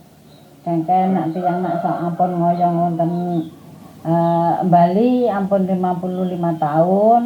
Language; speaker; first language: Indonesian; non-native, local second language; Javanese